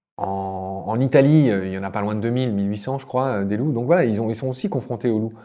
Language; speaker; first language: French; native; French